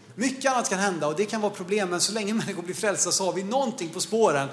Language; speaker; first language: Swedish; native; Swedish